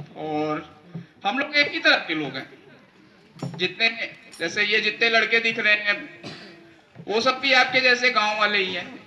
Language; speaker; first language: Hindi; native; Hindi